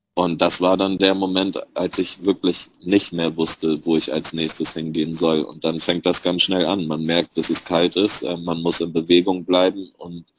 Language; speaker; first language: German; native; German